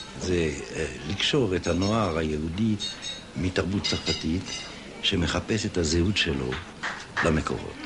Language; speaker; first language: Hebrew; non-native, fluent; French